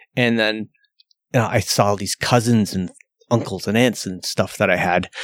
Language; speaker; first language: English; early bilingual, other home language; Slovenian